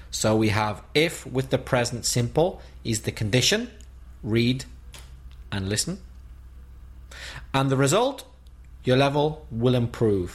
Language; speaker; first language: English; native; English